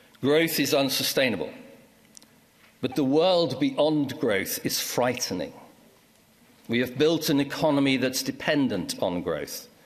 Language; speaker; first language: English; native; English